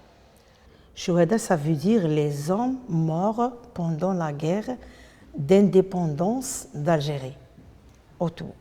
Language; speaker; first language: French; non-native, local second language; Arabic